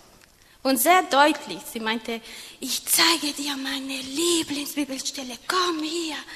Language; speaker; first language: German; non-native, fluent; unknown